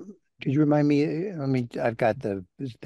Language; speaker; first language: English; native; English